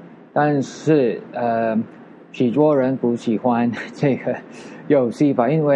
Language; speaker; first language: Chinese; non-native, learner; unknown